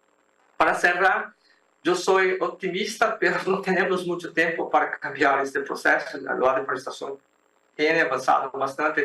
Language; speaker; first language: Spanish; non-native, fluent; Portuguese